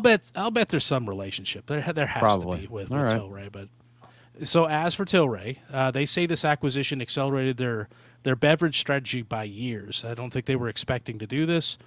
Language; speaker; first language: English; native; English